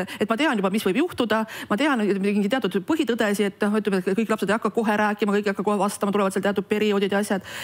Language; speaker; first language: Estonian; non-native, local second language; Russian